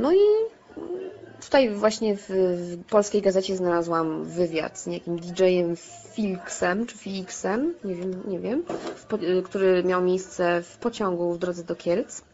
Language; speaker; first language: Polish; native; Polish